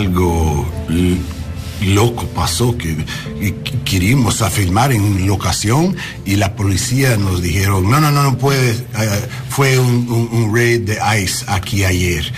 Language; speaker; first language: Spanish; non-native, learner; English